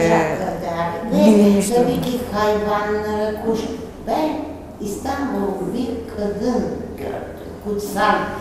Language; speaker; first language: Turkish; non-native, fluent; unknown